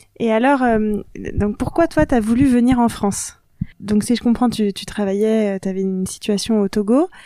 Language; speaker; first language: French; native; French